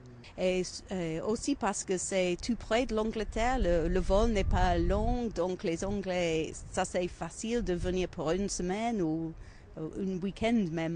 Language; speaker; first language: French; non-native, fluent; English